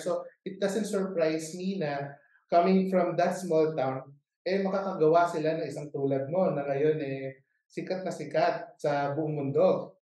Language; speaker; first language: Filipino; native; Filipino